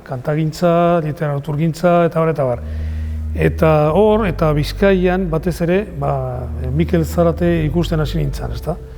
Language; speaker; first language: Basque; non-native, local second language; Spanish